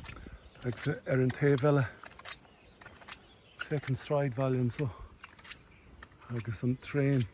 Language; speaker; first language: Irish; non-native, learner; English